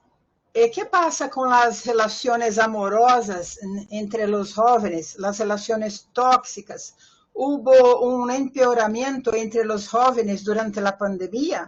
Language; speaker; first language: Spanish; non-native, fluent; Portuguese